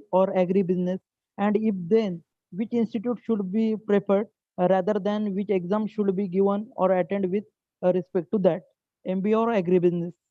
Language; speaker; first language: English; non-native, local second language; Marathi